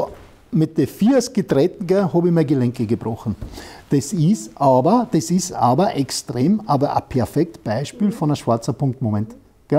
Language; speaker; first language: German; non-native, fluent; English